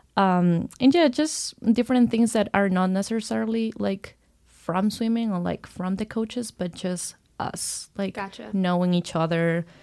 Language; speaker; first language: English; non-native, fluent; Spanish